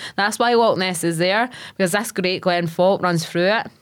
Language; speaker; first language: English; native; English